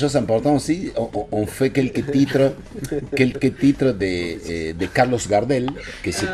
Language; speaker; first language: French; non-native, fluent; Spanish